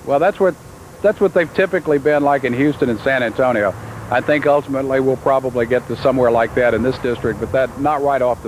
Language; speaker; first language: English; native; English